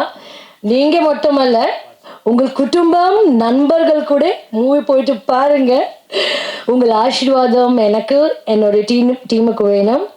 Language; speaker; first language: Tamil; non-native, learner; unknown